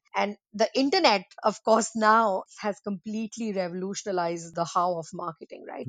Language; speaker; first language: English; non-native, local second language; Hindi